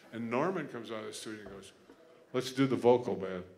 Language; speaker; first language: English; native; English